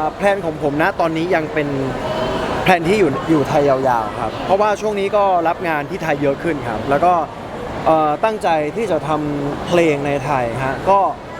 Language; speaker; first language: Thai; early bilingual, heritage; Thai